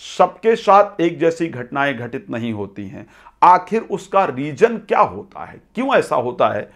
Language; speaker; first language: Hindi; native; Hindi